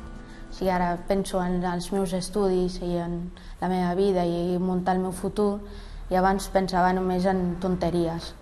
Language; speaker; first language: Catalan; early bilingual, other home language; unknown